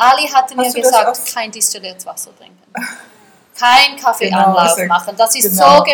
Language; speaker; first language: German; early bilingual, heritage; German